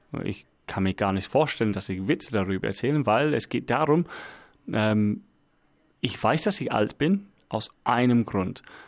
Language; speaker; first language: German; non-native, fluent; English